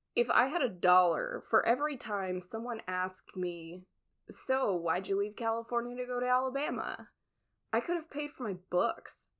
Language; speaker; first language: English; native; English